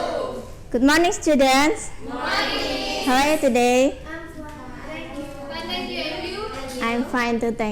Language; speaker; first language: English; non-native, learner; Indonesian